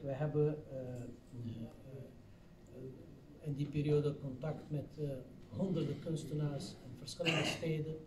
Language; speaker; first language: Dutch; non-native, fluent; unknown